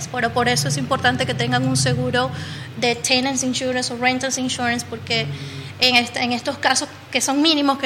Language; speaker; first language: Spanish; native; Spanish